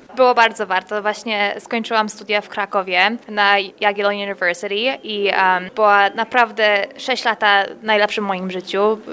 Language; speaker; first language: Polish; early bilingual, heritage; Polish